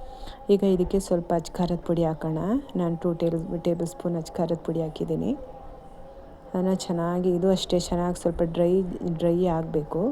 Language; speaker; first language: Kannada; native; Kannada